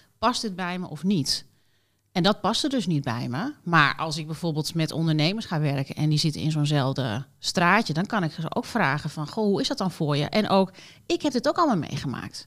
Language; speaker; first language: Dutch; native; Dutch